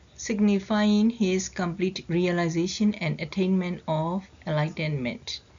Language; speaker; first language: English; non-native, fluent; Burmese